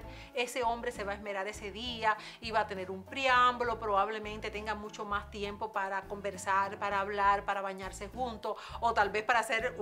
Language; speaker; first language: Spanish; native; Spanish